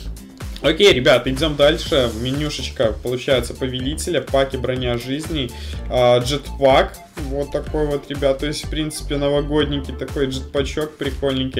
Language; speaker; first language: Russian; native; Russian